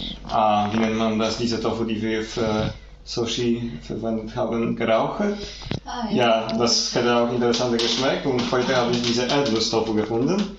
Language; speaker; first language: German; non-native, fluent; Polish